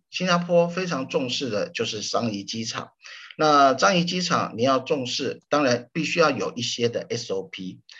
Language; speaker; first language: Chinese; native; Chinese